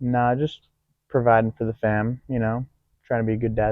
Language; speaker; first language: English; native; English